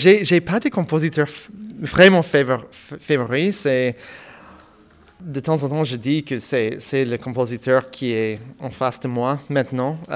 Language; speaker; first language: French; non-native, fluent; English